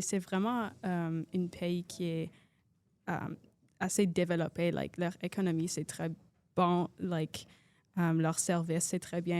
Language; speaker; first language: French; non-native, local second language; English